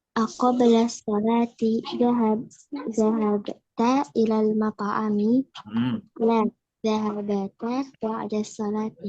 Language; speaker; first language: Arabic; non-native, learner; Indonesian